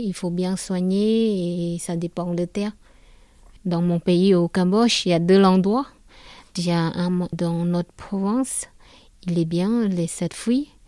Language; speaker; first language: French; non-native, learner; Khmer